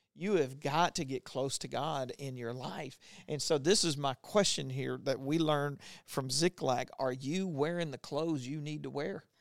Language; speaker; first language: English; native; English